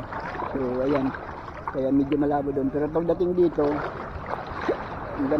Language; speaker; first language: Filipino; native; Filipino